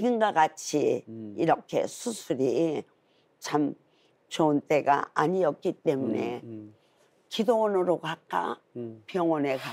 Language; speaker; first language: Korean; native; Korean